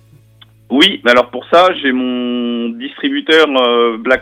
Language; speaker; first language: French; native; French